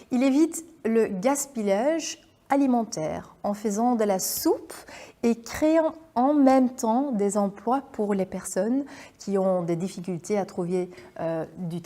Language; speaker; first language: French; non-native, local second language; Dutch